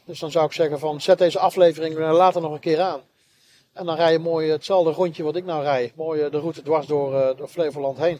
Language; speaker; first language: Dutch; native; Dutch